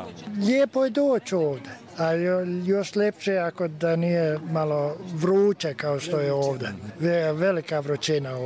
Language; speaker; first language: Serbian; early bilingual, heritage; Serbian